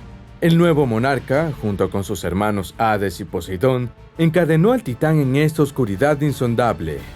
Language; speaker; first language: Spanish; native; Spanish